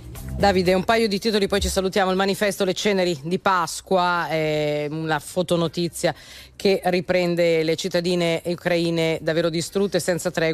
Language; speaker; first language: Italian; native; Italian